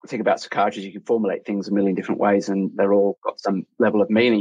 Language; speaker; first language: English; native; English